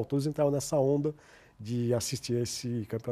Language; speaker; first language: Portuguese; native; Portuguese